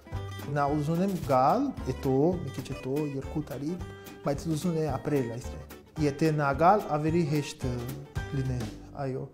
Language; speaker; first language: Armenian; non-native, learner; Portuguese